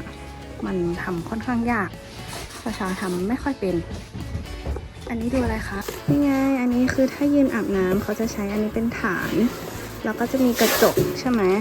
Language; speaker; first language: Thai; native; Thai